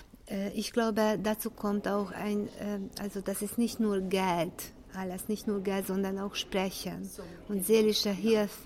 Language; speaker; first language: German; non-native, fluent; Hungarian